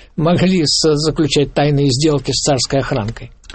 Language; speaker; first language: Russian; native; Russian